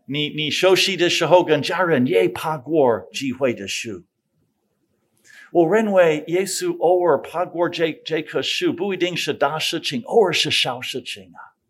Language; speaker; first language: Chinese; non-native, fluent; English